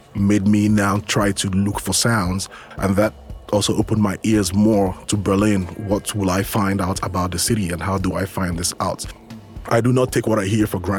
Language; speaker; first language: English; non-native, local second language; Igbo